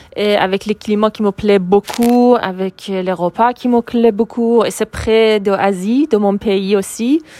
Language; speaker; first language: French; non-native, learner; Persian